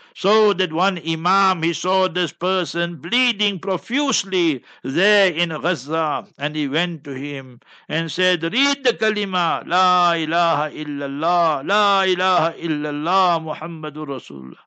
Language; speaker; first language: English; native; English